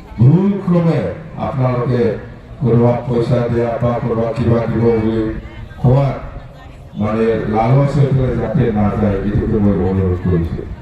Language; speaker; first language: Assamese; non-native, local second language; Bodo